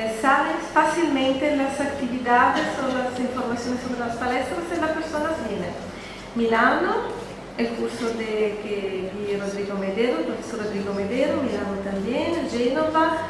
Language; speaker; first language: Spanish; non-native, fluent; Italian